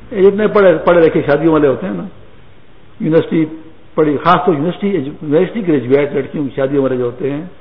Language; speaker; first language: Urdu; non-native, local second language; Pashto